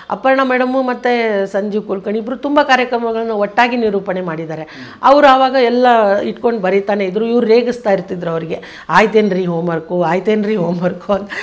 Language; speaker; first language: Kannada; native; Kannada